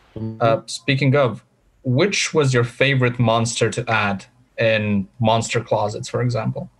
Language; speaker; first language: English; non-native, fluent; Romanian